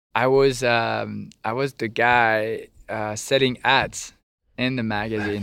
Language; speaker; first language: English; non-native, fluent; French